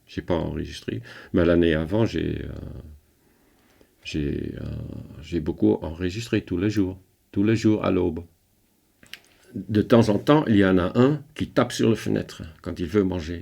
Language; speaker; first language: French; non-native, fluent; Dutch